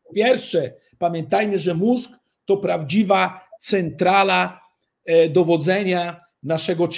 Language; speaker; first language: Polish; early bilingual, heritage; Italian